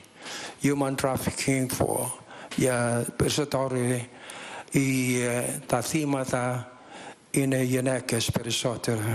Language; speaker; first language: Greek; non-native, learner; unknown